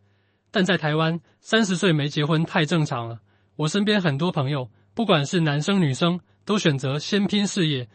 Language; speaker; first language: Chinese; native; Chinese